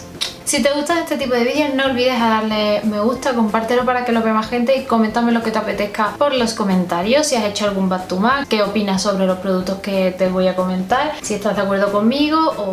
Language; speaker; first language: Spanish; native; Spanish